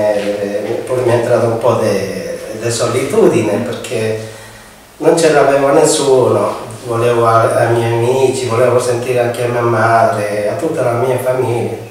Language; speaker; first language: Italian; non-native, fluent; Spanish